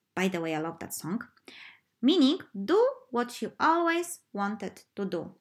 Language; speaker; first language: English; non-native, fluent; Polish